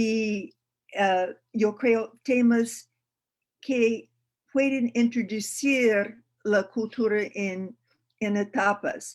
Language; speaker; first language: Spanish; non-native, learner; English